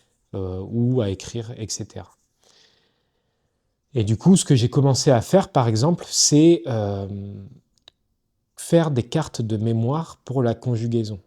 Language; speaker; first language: French; native; French